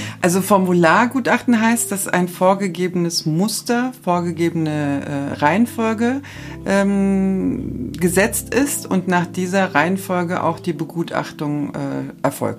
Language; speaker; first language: German; native; German